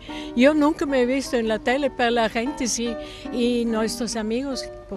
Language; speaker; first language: Spanish; non-native, fluent; German